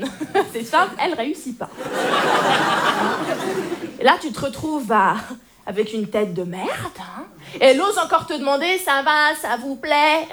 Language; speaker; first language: French; native; French